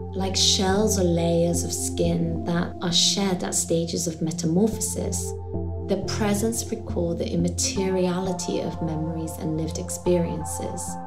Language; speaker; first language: English; native; English